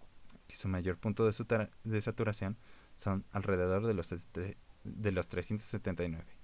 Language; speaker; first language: Spanish; native; Spanish